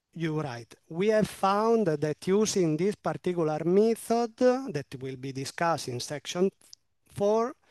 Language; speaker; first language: English; non-native, fluent; Italian